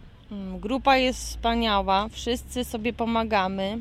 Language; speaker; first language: Polish; native; Polish